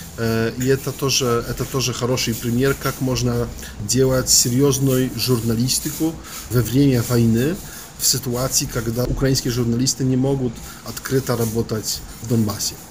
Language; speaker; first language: Russian; non-native, fluent; Polish